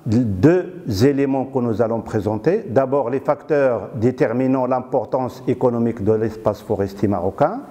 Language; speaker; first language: French; non-native, local second language; Arabic